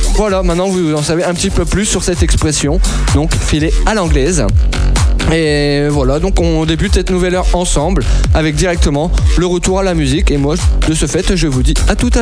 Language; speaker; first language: French; native; French